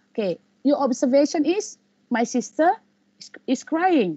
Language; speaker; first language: English; non-native, local second language; Malay